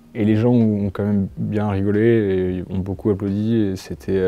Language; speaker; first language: French; native; French